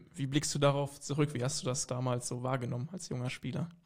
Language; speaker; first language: German; native; German